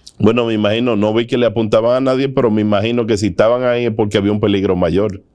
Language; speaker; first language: Spanish; native; Spanish